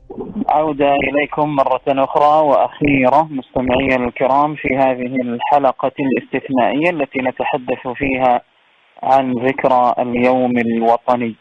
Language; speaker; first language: Arabic; native; Arabic